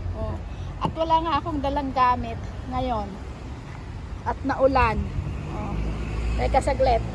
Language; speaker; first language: Filipino; native; Filipino